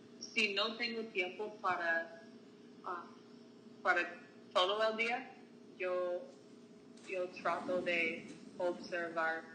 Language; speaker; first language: Spanish; non-native, learner; English